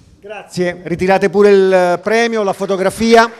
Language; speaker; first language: Italian; native; Italian